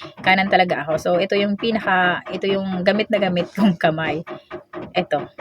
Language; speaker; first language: Filipino; non-native, local second language; Waray